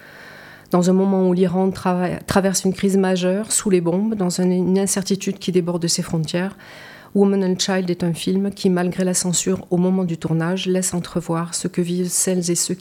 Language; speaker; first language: French; native; French